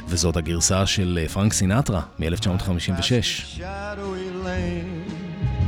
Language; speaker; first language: Hebrew; native; Hebrew